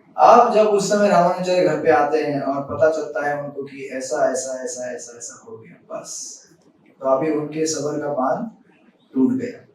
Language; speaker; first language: Hindi; native; Hindi